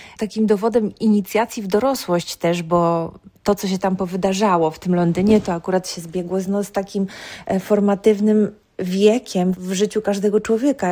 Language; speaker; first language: Polish; native; Polish